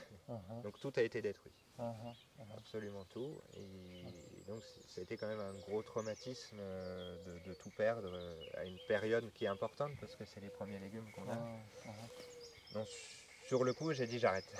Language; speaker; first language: French; native; French